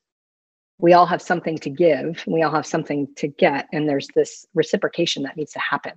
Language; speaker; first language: English; native; English